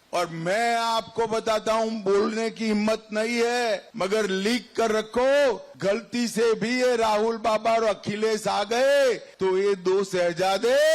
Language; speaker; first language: Hindi; non-native, local second language; Gujarati